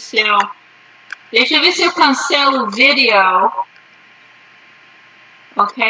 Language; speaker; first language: Portuguese; early bilingual, heritage; Portuguese